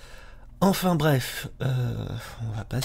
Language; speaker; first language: French; native; French